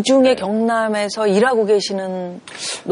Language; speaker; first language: Korean; native; Korean